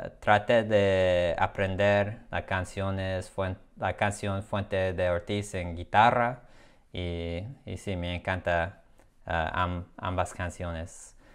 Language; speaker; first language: Spanish; non-native, learner; English